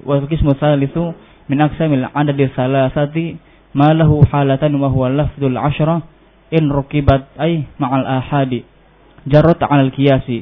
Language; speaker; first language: Arabic; non-native, fluent; Indonesian